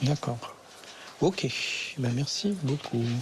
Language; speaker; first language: French; native; French